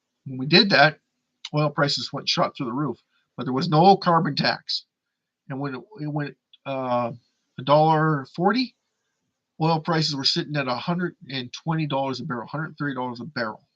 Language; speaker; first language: English; native; English